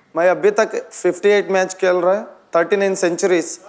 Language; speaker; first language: Hindi; non-native, local second language; Kannada